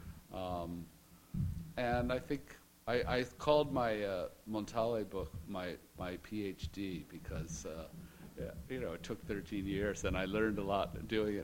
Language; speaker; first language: English; native; English